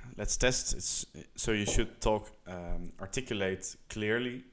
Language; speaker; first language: English; non-native, fluent; Dutch